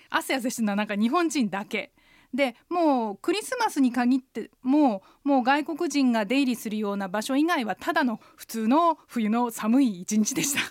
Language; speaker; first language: Japanese; native; Japanese